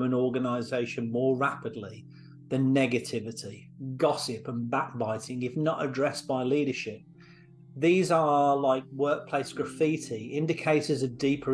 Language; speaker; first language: English; native; English